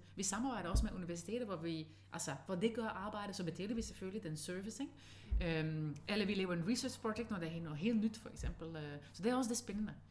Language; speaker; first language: Danish; non-native, fluent; Dutch